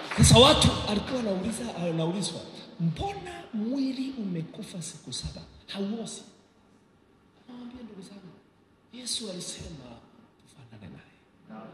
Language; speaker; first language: Swahili; native; Swahili